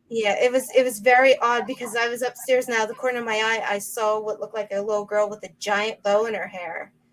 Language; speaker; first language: English; native; English